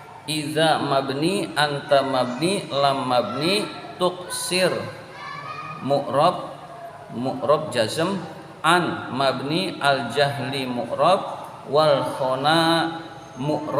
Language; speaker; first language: Arabic; non-native, fluent; Indonesian